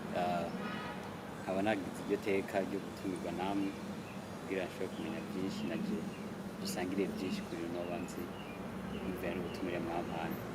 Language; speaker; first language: Rundi; early bilingual, heritage; Rundi